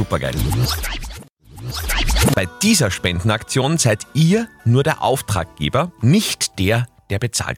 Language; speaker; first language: German; native; German